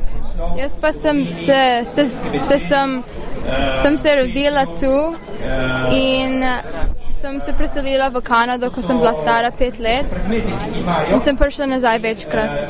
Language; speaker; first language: Slovenian; early bilingual, heritage; Slovenian